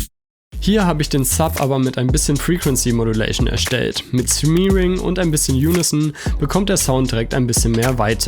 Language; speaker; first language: German; native; German